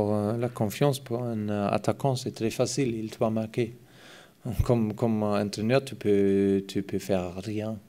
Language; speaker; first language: French; non-native, fluent; German